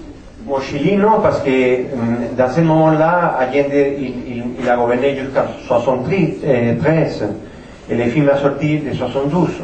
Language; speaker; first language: French; non-native, fluent; Spanish